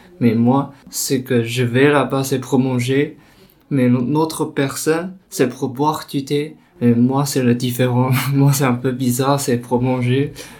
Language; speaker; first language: French; non-native, learner; Chinese